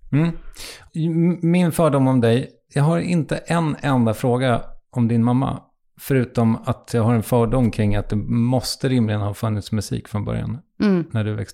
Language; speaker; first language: Swedish; native; Swedish